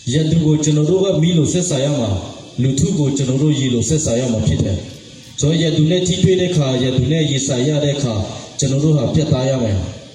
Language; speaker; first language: Burmese; non-native, local second language; Western Kayah